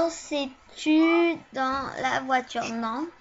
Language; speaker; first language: French; early bilingual, other home language; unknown